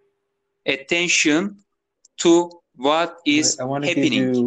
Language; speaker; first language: English; non-native, learner; Turkish